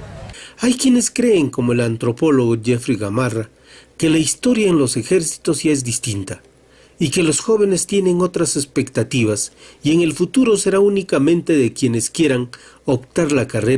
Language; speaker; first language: Spanish; native; Spanish